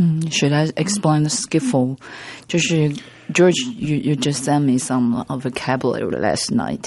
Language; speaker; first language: English; non-native, learner; Chinese